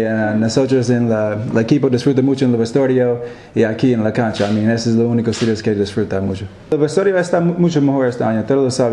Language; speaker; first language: Spanish; non-native, learner; English